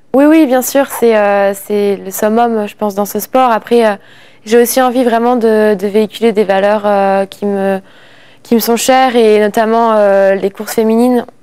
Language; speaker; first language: French; native; French